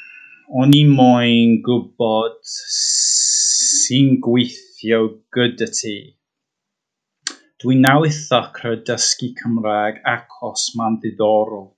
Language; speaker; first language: Welsh; non-native, learner; English